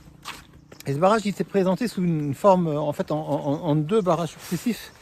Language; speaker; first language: French; native; French